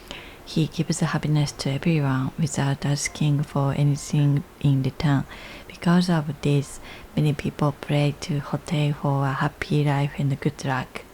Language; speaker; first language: English; non-native, learner; Japanese